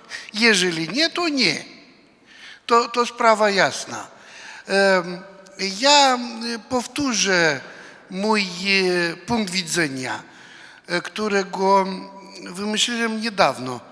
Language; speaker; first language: Polish; non-native, fluent; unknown